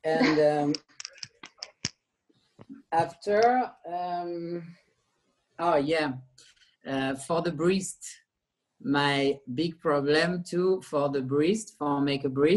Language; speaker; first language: English; non-native, learner; French